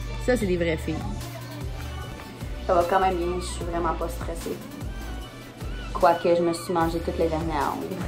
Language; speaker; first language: French; native; French